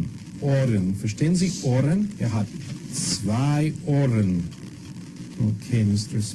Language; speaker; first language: German; non-native, fluent; English